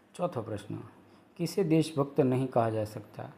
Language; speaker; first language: Hindi; non-native, local second language; Gujarati